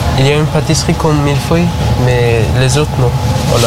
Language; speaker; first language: French; non-native, learner; Persian